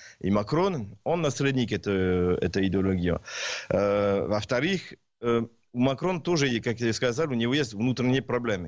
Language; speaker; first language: Russian; non-native, learner; French